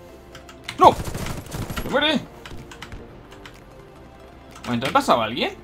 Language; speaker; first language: Spanish; native; Spanish